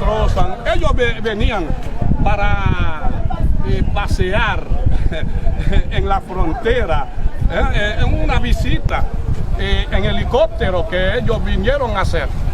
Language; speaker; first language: Spanish; non-native, fluent; Haitian Creole